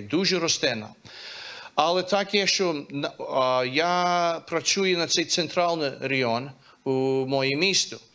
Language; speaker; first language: Ukrainian; early bilingual, heritage; Ukrainian